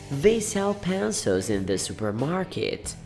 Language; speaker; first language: English; non-native, fluent; Portuguese